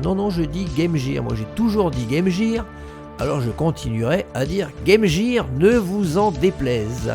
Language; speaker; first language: French; native; French